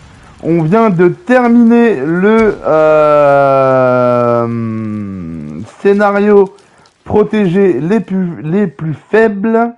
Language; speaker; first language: French; native; French